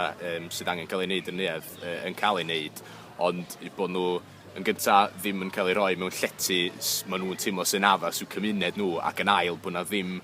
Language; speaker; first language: Welsh; native; Welsh